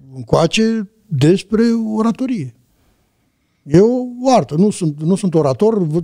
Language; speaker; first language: Romanian; native; Romanian